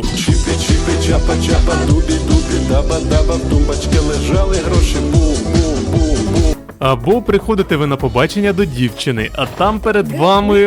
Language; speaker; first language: Ukrainian; native; Ukrainian